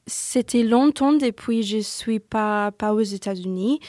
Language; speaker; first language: French; non-native, learner; English